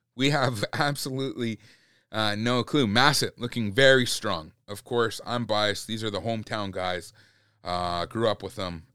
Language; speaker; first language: English; native; English